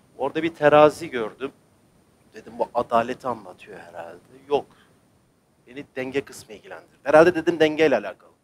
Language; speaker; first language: Turkish; native; Turkish